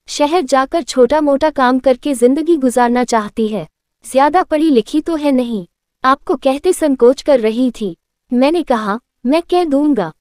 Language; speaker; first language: Hindi; native; Hindi